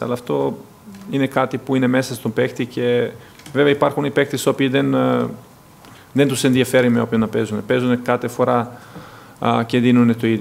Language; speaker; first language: Greek; non-native, fluent; Serbian